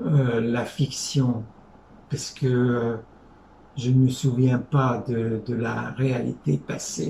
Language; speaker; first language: French; non-native, fluent; Hungarian